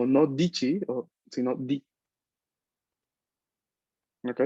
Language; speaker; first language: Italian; non-native, fluent; Spanish